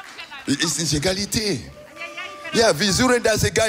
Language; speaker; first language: German; non-native, learner; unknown